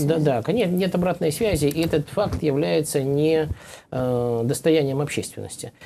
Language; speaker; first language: Russian; native; Russian